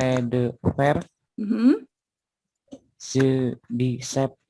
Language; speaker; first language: French; non-native, learner; Indonesian